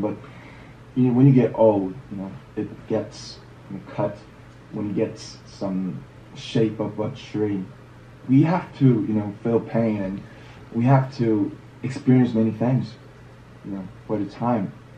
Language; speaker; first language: English; non-native, fluent; Korean